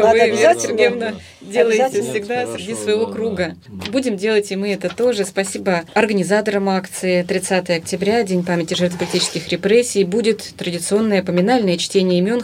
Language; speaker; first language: Russian; native; Russian